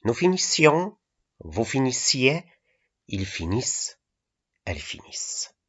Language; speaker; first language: French; non-native, fluent; Polish